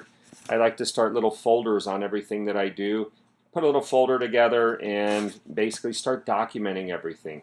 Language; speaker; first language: English; native; English